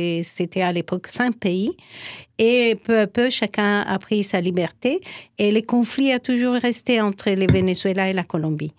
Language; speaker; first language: French; non-native, fluent; Spanish